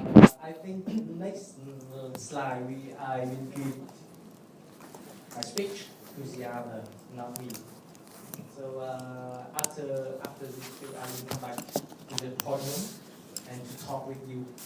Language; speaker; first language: English; non-native, learner; Vietnamese